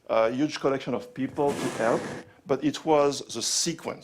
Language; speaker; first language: English; non-native, fluent; French